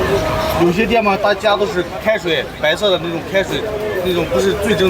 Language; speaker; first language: Chinese; native; Chinese